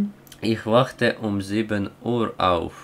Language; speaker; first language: German; non-native, learner; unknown